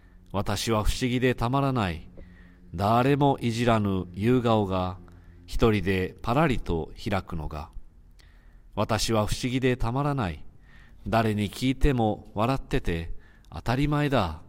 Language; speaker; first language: Japanese; native; Japanese